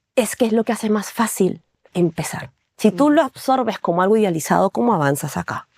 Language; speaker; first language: Spanish; native; Spanish